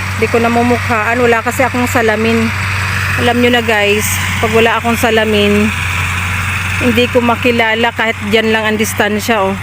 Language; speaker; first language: Filipino; non-native, local second language; Bikol